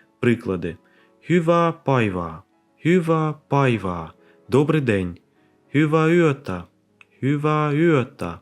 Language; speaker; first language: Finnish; non-native, fluent; Ukrainian